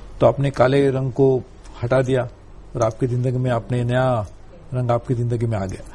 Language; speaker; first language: Hindi; native; Hindi